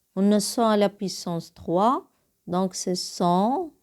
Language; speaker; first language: French; non-native, local second language; Arabic